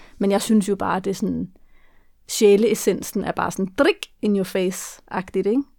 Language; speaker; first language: Danish; early bilingual, other home language; Kurdish